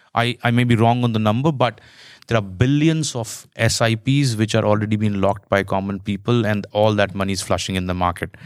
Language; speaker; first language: English; non-native, local second language; Hindi